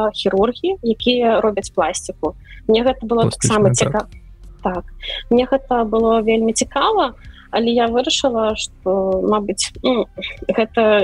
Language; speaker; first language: Belarusian; non-native, local second language; Russian